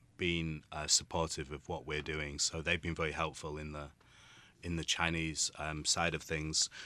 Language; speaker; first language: English; native; English